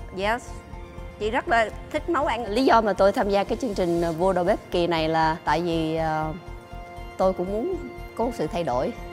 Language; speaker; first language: Vietnamese; early bilingual, heritage; Vietnamese